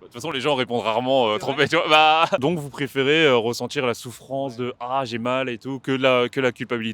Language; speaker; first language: French; native; French